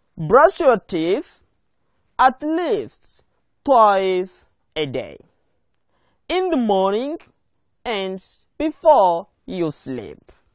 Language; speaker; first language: English; non-native, local second language; Swahili